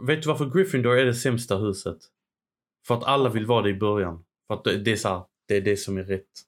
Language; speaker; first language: Swedish; early bilingual, other home language; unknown